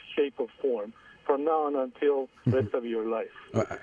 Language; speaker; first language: English; non-native, fluent; Armenian